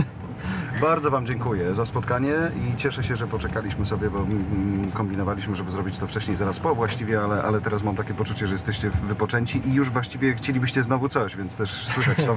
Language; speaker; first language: Polish; native; Polish